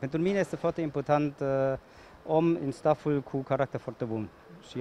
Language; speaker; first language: Romanian; non-native, learner; German